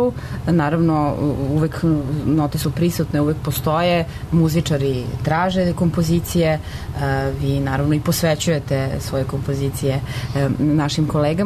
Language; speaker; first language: Serbian; native; Serbian